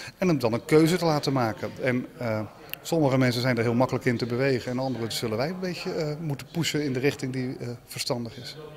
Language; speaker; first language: Dutch; native; Dutch